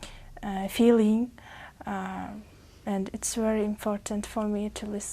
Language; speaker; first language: English; non-native, learner; Uzbek